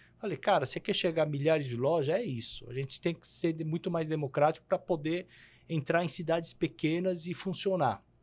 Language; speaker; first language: Portuguese; early bilingual, other home language; Korean